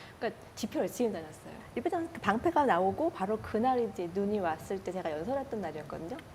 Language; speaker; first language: Korean; native; Korean